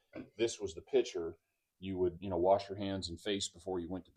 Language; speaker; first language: English; native; English